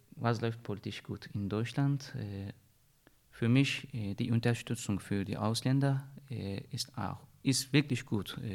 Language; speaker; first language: German; non-native, learner; Turkish